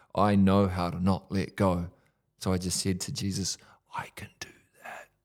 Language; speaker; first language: English; native; English